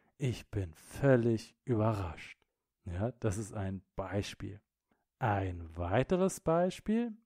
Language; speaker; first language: German; native; German